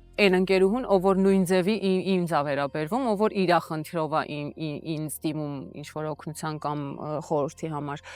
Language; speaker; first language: Armenian; native; Armenian